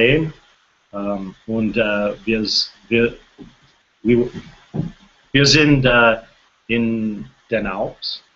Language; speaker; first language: German; non-native, learner; English